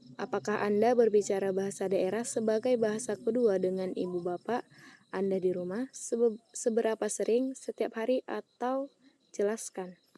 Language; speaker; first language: Indonesian; native; Indonesian